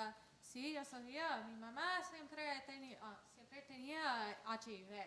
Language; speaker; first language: Spanish; non-native, learner; English